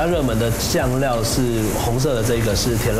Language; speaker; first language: Chinese; native; Chinese